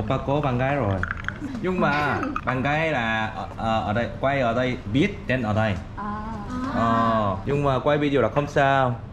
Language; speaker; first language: Vietnamese; non-native, learner; Korean